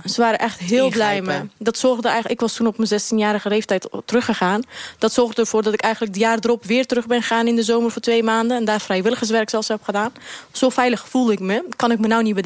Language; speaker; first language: Dutch; early bilingual, other home language; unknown